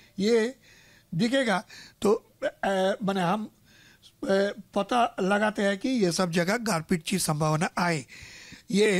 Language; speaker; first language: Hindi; non-native, local second language; Marathi